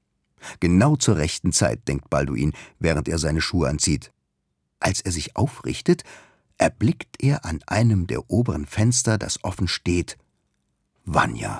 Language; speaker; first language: German; native; German